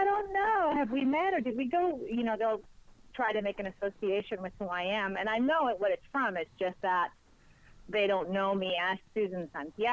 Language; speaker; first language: English; non-native, fluent; Spanish